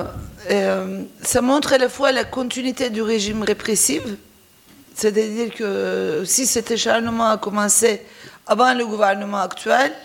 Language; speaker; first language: French; non-native, fluent; Turkish